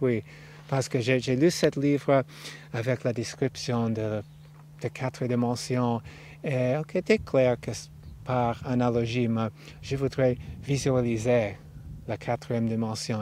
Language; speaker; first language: French; non-native, fluent; English